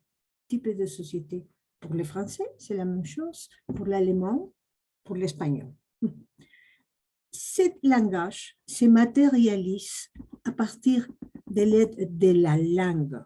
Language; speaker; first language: French; non-native, fluent; Spanish